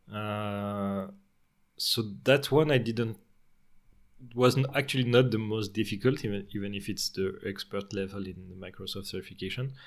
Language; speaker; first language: English; non-native, fluent; French